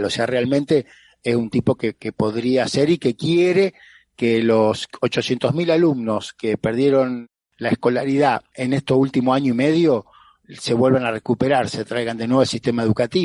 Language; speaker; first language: Spanish; native; Spanish